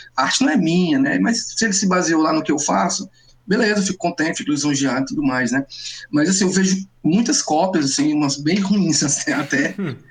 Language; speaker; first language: Portuguese; native; Portuguese